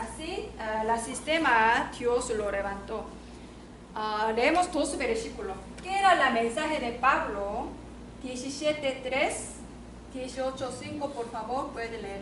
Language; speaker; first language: Spanish; non-native, learner; Korean